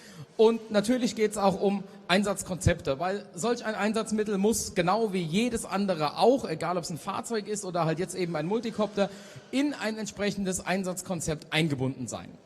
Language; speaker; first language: German; native; German